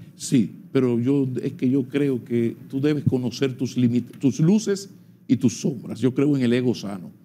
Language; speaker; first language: Spanish; native; Spanish